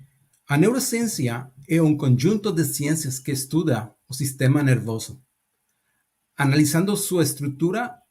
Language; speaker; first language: Portuguese; non-native, learner; Spanish